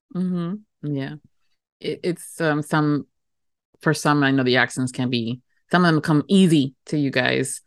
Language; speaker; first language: English; native; English